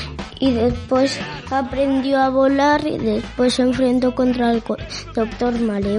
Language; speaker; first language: Spanish; native; Spanish